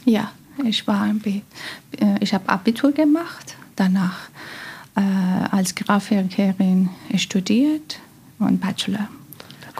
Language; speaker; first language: German; non-native, learner; Persian